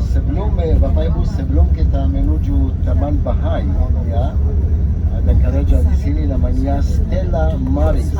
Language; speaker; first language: Indonesian; non-native, fluent; Hebrew